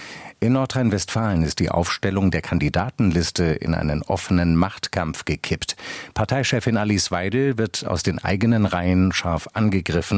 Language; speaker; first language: German; native; German